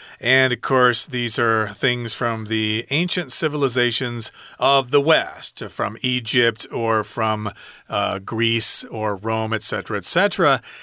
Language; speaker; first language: English; native; English